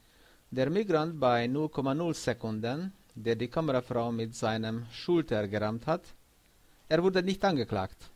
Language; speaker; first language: German; non-native, fluent; Hungarian